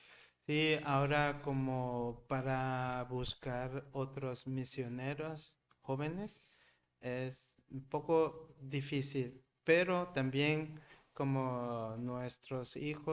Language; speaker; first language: Spanish; non-native, learner; Korean